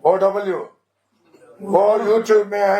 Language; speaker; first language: Hindi; non-native, learner; Nepali